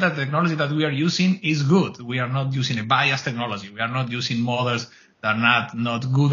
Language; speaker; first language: English; non-native, fluent; Spanish